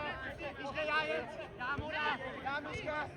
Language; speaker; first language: German; native; German